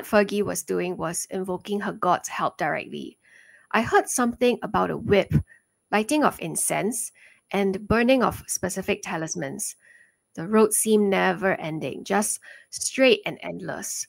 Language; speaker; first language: English; early bilingual, other home language; Chinese